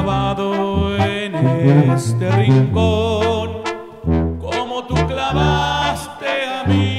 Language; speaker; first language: Spanish; native; Spanish